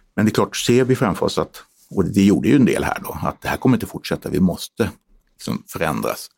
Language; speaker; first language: Swedish; native; Swedish